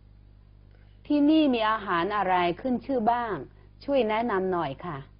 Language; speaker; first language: Thai; non-native, fluent; Chinese